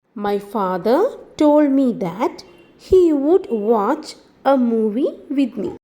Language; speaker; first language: English; non-native, local second language; Malayalam